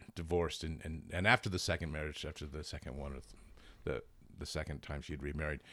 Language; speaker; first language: English; native; English